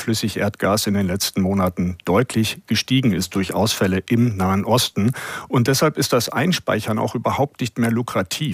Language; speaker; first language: German; native; German